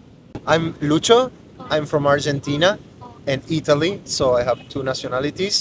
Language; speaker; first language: English; non-native, fluent; Spanish